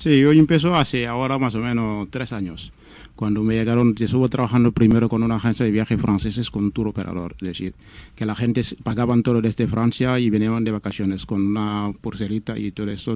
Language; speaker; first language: Spanish; non-native, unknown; Wolof